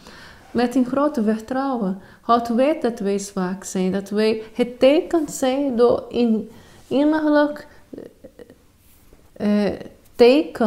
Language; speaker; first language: Dutch; non-native, fluent; Portuguese